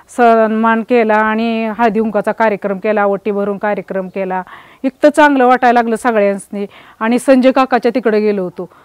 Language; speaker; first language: Marathi; native; Marathi